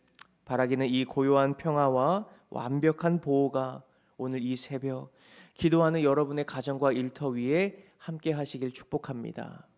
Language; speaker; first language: Korean; native; Korean